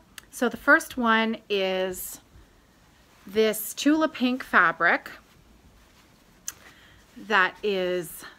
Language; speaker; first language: English; native; English